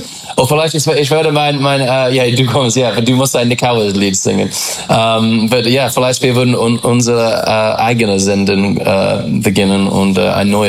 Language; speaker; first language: German; non-native, fluent; English